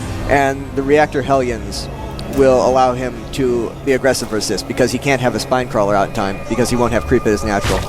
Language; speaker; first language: English; native; English